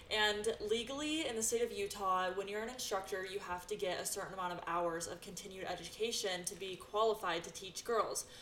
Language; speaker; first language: English; native; English